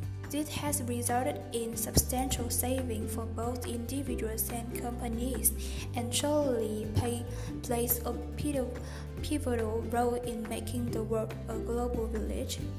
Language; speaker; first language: English; non-native, fluent; Vietnamese